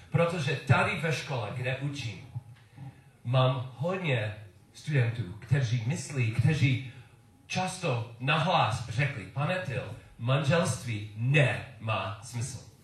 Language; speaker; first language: Czech; non-native, learner; English